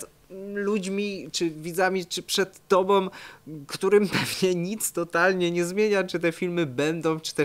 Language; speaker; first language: Polish; native; Polish